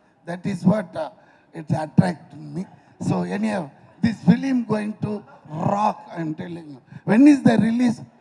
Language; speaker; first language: English; non-native, local second language; Tamil